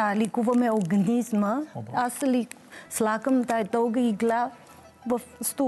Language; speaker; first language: Bulgarian; non-native, learner; Chinese